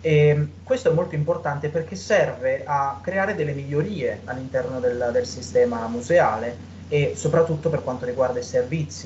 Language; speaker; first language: Italian; native; Italian